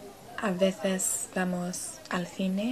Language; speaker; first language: Spanish; non-native, learner; English